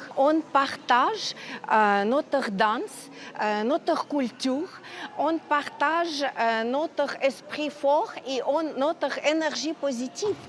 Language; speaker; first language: French; non-native, fluent; Ukrainian